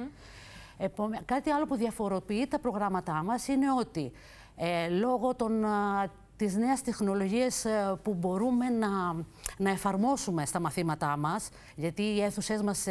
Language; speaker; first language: Greek; native; Greek